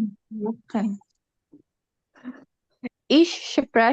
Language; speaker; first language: German; non-native, learner; Hindi